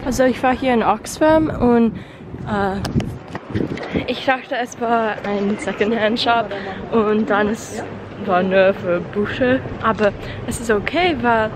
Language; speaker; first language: German; non-native, learner; English